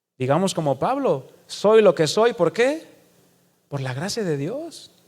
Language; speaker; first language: Spanish; native; Spanish